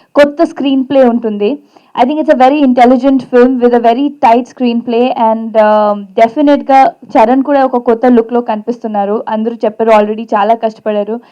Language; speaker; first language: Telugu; non-native, fluent; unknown